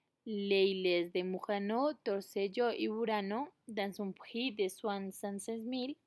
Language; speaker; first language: French; non-native, learner; Spanish